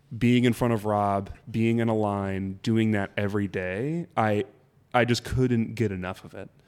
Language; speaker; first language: English; native; English